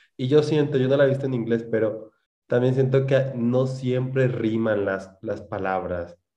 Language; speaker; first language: Spanish; native; Spanish